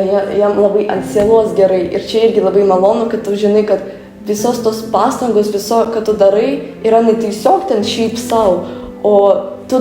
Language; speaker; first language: Lithuanian; non-native, learner; Ukrainian